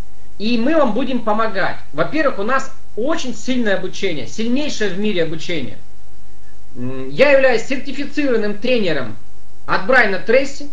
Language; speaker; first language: Russian; native; Russian